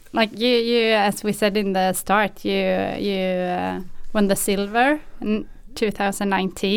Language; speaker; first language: English; non-native, fluent; Swedish